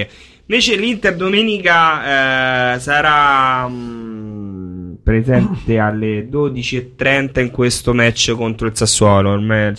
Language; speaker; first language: Italian; native; Italian